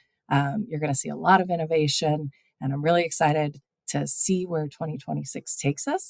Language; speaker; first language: English; native; English